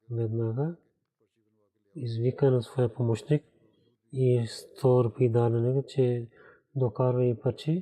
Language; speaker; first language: Bulgarian; non-native, learner; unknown